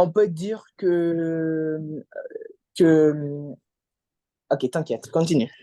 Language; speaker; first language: French; non-native, fluent; English